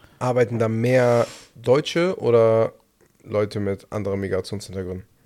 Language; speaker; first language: German; early bilingual, other home language; Turkish